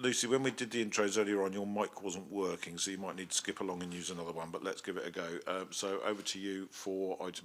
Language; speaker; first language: English; native; English